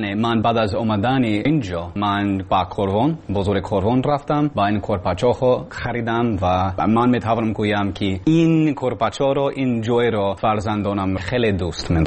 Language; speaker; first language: Persian; non-native, learner; English